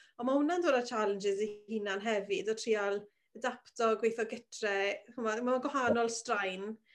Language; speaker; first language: Welsh; native; Welsh